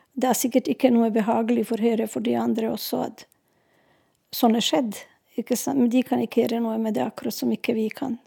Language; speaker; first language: Norwegian; non-native, fluent; Serbian